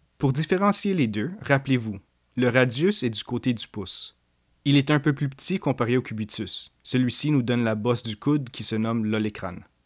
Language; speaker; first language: French; native; French